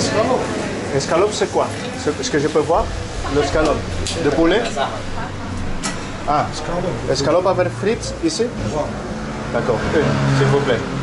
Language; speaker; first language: French; non-native, learner; Spanish